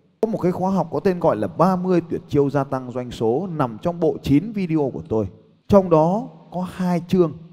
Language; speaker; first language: Vietnamese; native; Vietnamese